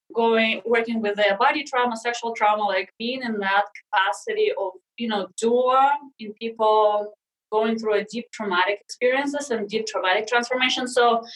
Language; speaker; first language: English; non-native, fluent; Russian